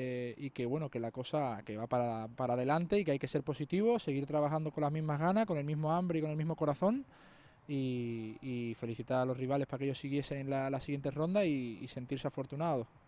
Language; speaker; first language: Spanish; native; Spanish